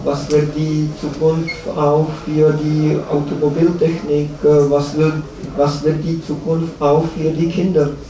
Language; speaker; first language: German; non-native, learner; Czech